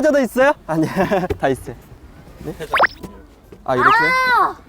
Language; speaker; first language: Korean; non-native, fluent; Chinese